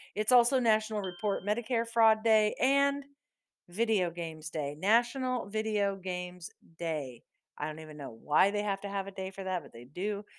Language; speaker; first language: English; native; English